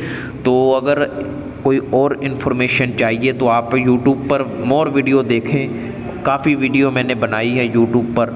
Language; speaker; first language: Hindi; non-native, local second language; Punjabi